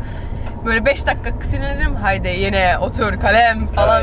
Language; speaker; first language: Turkish; early bilingual, heritage; Turkish